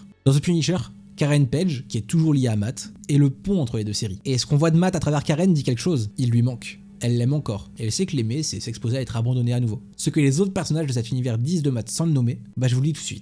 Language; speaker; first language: French; native; French